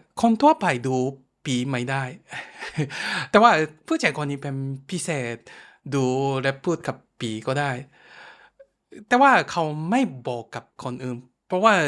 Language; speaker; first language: Thai; non-native, fluent; Japanese